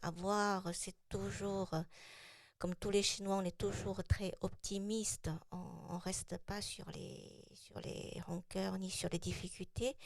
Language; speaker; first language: French; non-native, fluent; Chinese